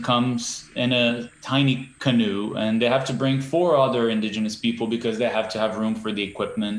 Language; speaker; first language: English; non-native, fluent; Portuguese